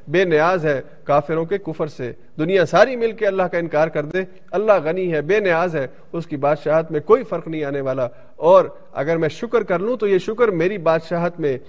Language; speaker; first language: Urdu; early bilingual, heritage; Urdu